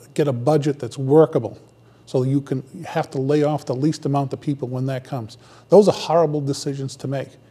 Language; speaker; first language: English; native; English